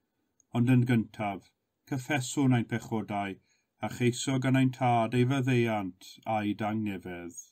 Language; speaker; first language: Welsh; native; Welsh